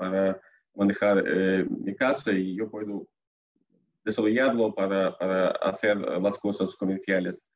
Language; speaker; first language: Spanish; non-native, fluent; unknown